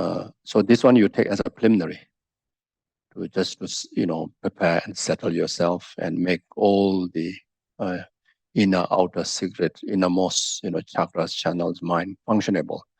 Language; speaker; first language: English; non-native, fluent; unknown